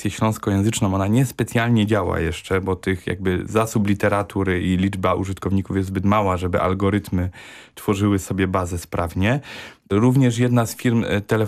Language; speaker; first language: Polish; non-native, local second language; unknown